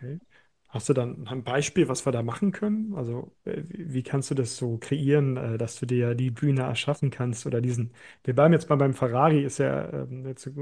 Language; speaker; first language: German; native; German